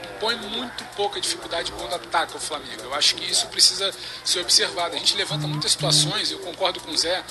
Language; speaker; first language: Portuguese; native; Portuguese